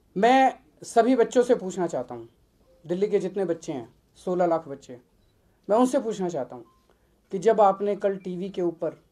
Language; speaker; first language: Hindi; native; Hindi